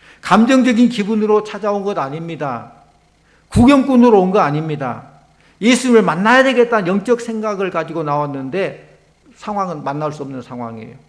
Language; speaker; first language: Korean; native; Korean